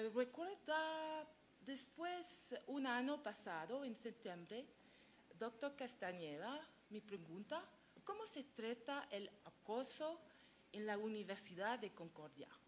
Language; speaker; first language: Spanish; non-native, learner; French